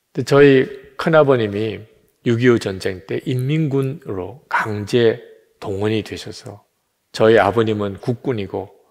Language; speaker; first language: Korean; native; Korean